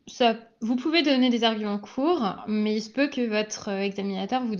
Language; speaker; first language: French; native; French